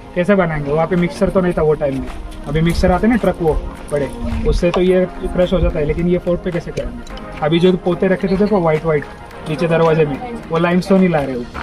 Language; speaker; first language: Hindi; non-native, local second language; Marathi